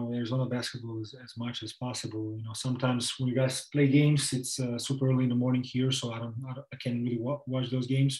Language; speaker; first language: English; non-native, fluent; Serbian